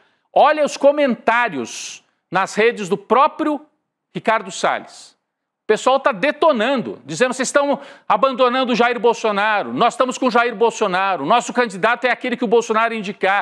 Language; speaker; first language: Portuguese; native; Portuguese